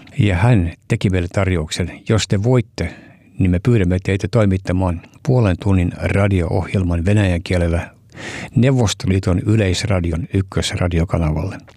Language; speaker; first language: Finnish; early bilingual, heritage; Finnish